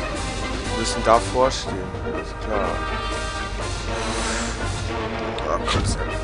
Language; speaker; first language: German; native; German